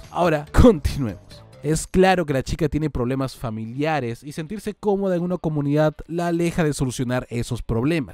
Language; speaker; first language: Spanish; native; Spanish